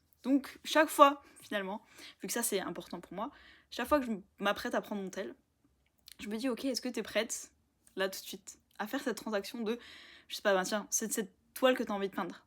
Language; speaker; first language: French; native; French